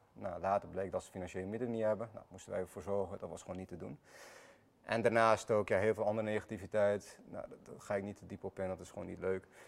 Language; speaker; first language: Dutch; early bilingual, other home language; Armenian